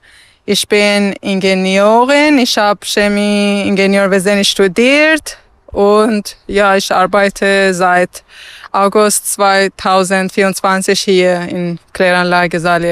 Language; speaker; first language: German; non-native, learner; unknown